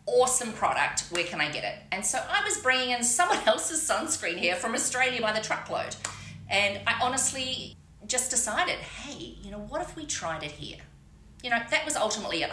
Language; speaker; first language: English; native; English